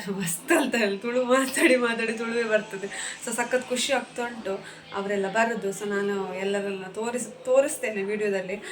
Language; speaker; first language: Kannada; non-native, local second language; Tulu